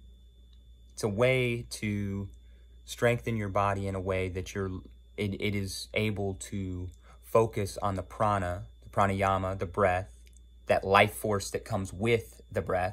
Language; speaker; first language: English; native; English